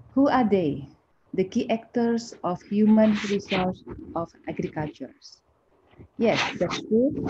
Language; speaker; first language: English; non-native, fluent; Indonesian